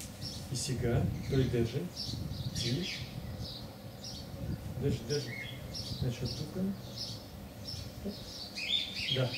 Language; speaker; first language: Bulgarian; non-native, learner; Russian